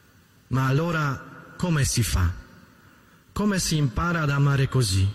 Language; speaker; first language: Italian; native; Italian